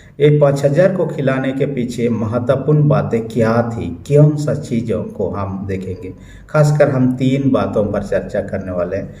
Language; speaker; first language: Hindi; non-native, local second language; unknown